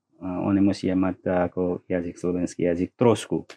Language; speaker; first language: Slovak; non-native, learner; Nepali